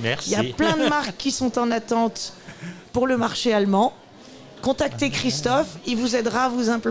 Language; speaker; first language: French; native; French